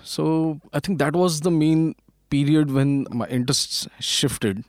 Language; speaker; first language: English; non-native, local second language; Marathi